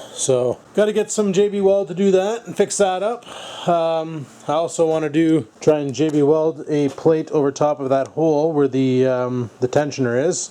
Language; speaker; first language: English; native; English